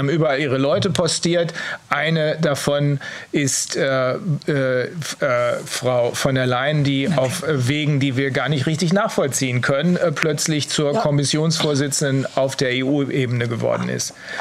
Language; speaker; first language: German; native; German